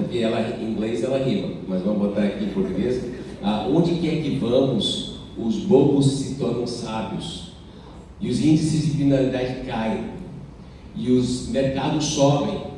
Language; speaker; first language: Portuguese; non-native, fluent; English